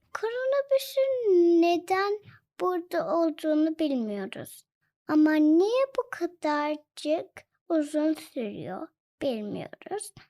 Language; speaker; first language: Turkish; early bilingual, heritage; Turkish